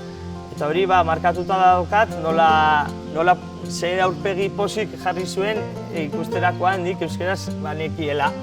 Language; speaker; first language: Basque; non-native, local second language; Spanish